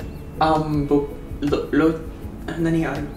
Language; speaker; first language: Japanese; non-native, learner; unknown